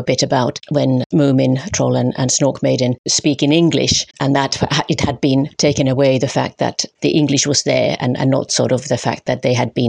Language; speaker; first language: English; non-native, fluent; Finnish